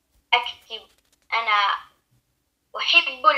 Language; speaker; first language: Arabic; non-native, learner; French